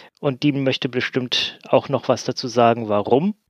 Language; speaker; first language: German; native; German